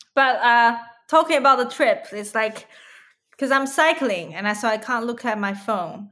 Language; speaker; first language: English; non-native, fluent; Chinese